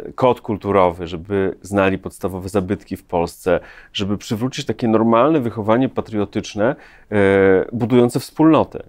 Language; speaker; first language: Polish; native; Polish